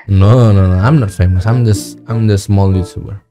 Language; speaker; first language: English; non-native, learner; Indonesian